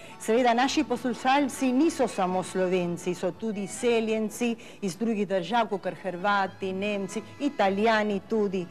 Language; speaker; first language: Slovenian; early bilingual, heritage; Slovenian